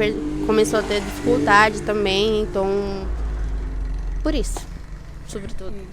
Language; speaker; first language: Portuguese; non-native, fluent; Spanish